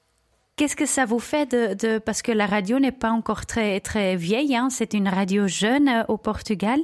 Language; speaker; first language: French; non-native, local second language; Dutch